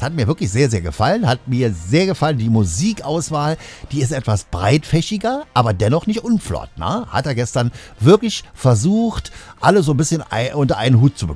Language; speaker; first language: German; native; German